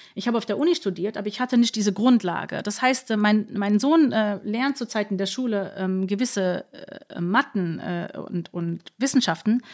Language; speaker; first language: German; non-native, fluent; English